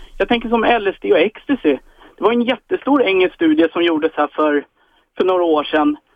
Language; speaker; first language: Swedish; native; Swedish